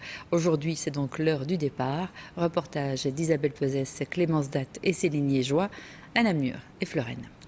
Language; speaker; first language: French; native; French